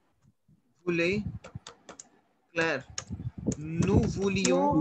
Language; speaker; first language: French; non-native, learner; Hindi